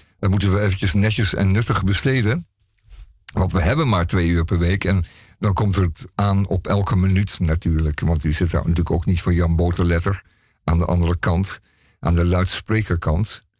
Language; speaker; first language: Dutch; native; Dutch